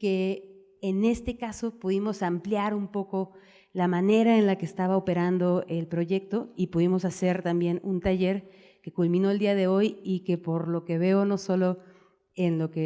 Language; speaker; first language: Spanish; native; Spanish